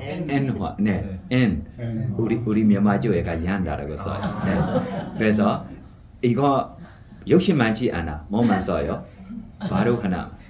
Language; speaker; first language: Korean; non-native, fluent; Burmese